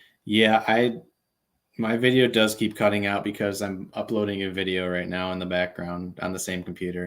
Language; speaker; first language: English; native; English